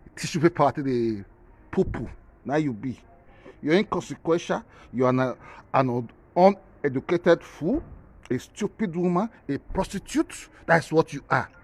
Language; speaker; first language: Nigerian Pidgin; non-native, local second language; Esan